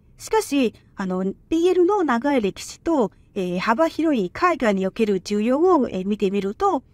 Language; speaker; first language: Japanese; non-native, fluent; Chinese